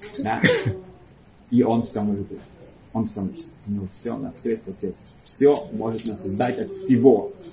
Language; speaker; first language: Russian; early bilingual, heritage; Russian